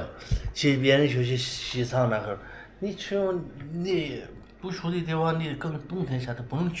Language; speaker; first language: Chinese; native; Chinese